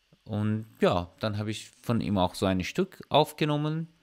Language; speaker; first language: German; non-native, learner; Persian